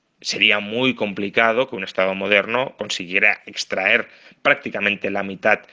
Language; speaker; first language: Spanish; native; Spanish